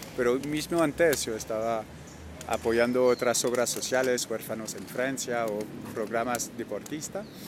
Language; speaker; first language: Spanish; non-native, fluent; French